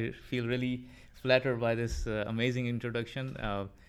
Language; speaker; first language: English; non-native, local second language; Punjabi